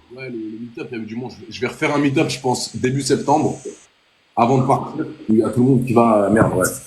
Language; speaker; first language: French; native; French